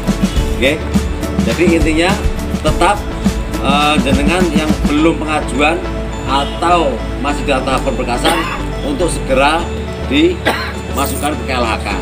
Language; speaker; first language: Indonesian; native; Indonesian